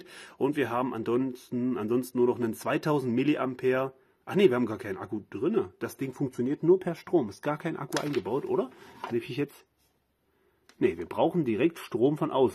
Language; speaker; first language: German; native; German